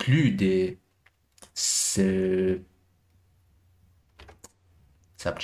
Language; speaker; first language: French; non-native, learner; German